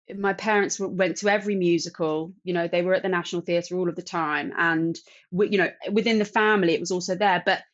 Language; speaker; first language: English; native; English